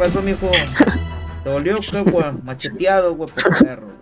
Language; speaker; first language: Spanish; native; Spanish